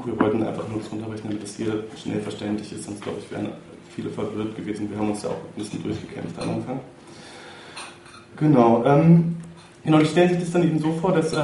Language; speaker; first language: German; native; German